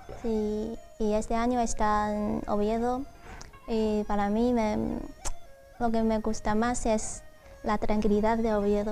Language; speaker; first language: Spanish; non-native, learner; Chinese